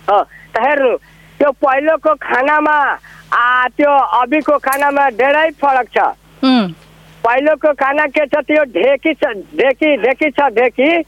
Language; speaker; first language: Nepali; non-native, local second language; Bhojpuri